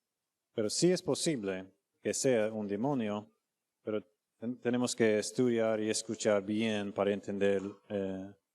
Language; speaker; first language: Spanish; non-native, fluent; English